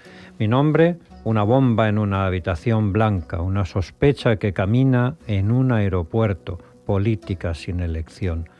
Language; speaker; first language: Spanish; native; Spanish